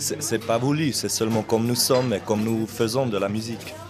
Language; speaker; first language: French; non-native, local second language; German